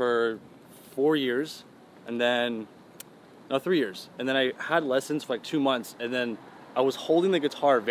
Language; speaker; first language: English; early bilingual, other home language; Persian